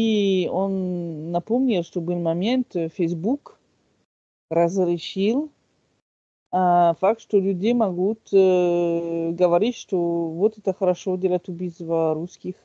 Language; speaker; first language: Russian; non-native, fluent; French